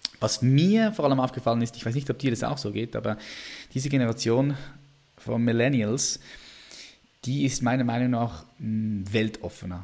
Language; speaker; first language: German; native; German